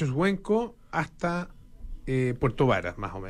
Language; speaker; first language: Spanish; native; Spanish